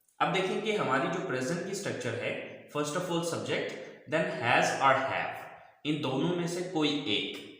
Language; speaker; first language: Urdu; non-native, local second language; Punjabi